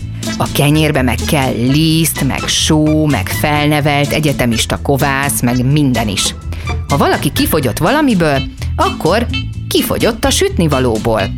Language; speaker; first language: Hungarian; native; Hungarian